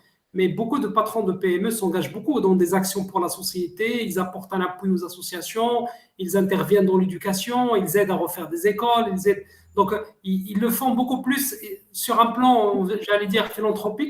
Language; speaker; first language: French; non-native, local second language; Arabic